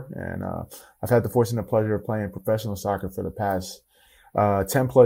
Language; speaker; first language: English; native; English